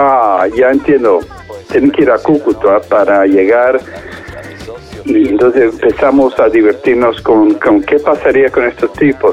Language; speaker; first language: Spanish; non-native, fluent; English